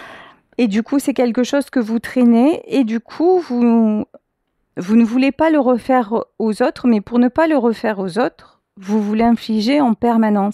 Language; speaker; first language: French; native; French